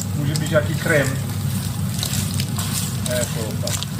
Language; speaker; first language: Polish; non-native, learner; Italian